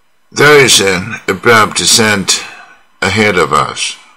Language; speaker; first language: English; non-native, fluent; Chinese